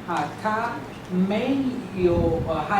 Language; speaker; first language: Chinese; non-native, learner; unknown